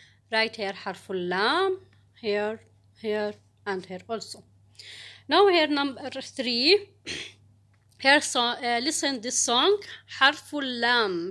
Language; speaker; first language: English; non-native, learner; Arabic